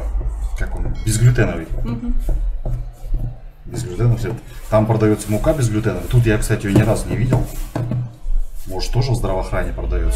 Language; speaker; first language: Russian; native; Russian